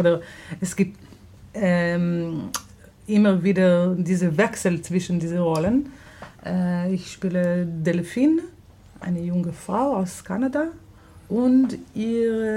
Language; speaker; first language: German; non-native, fluent; Hebrew